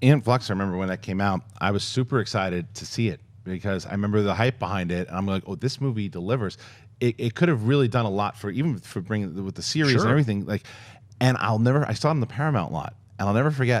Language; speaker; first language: English; native; English